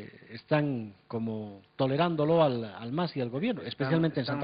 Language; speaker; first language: Spanish; native; Spanish